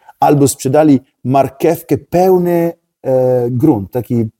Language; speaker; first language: Polish; non-native, learner; Italian